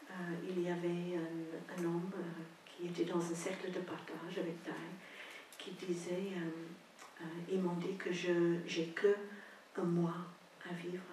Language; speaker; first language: French; non-native, fluent; English